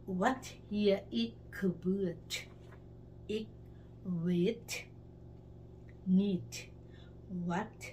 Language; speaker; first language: Dutch; non-native, fluent; Thai